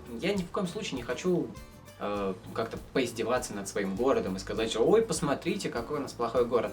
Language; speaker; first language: Russian; native; Russian